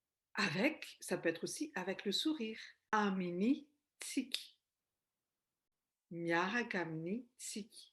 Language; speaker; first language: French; non-native, local second language; Malagasy